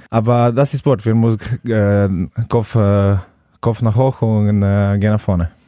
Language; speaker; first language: German; non-native, learner; Slovenian